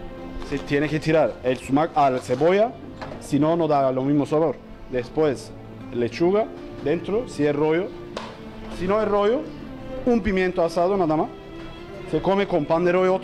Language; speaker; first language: Spanish; non-native, learner; Turkish